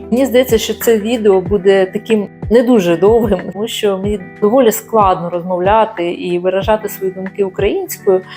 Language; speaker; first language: Ukrainian; non-native, local second language; Russian